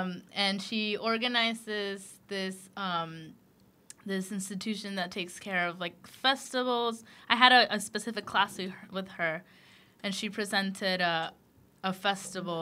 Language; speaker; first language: English; early bilingual, other home language; Spanish